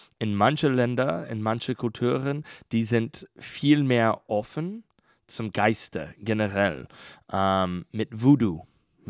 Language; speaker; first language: German; non-native, learner; English